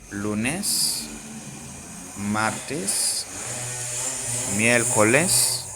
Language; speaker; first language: Spanish; non-native, fluent; Haitian Creole